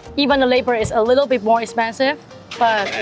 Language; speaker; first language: English; non-native, fluent; Chinese